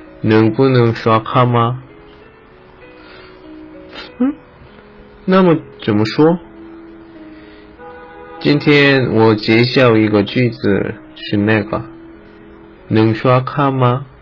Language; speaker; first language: Chinese; non-native, learner; Korean